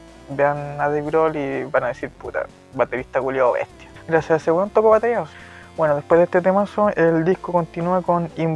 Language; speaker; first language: Spanish; native; Spanish